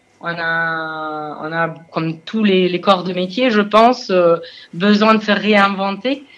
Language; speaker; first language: French; non-native, fluent; German